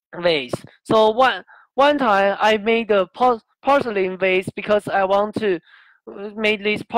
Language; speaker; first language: English; non-native, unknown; Chinese